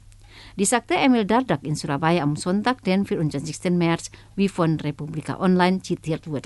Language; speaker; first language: German; non-native, fluent; Indonesian